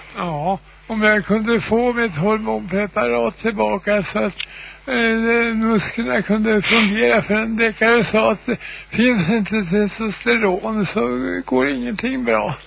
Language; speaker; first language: Swedish; native; Swedish